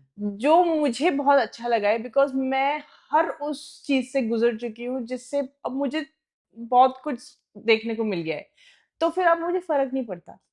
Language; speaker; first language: Hindi; non-native, fluent; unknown